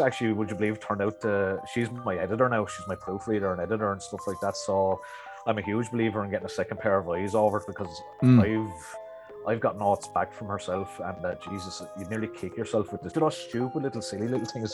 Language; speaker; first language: English; native; English